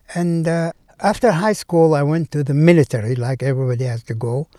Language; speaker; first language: English; non-native, fluent; Arabic